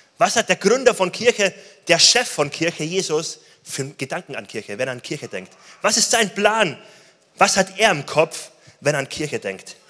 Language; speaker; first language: German; native; German